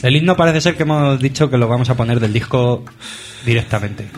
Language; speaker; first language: Spanish; native; Spanish